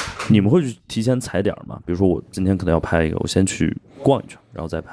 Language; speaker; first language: Chinese; native; Chinese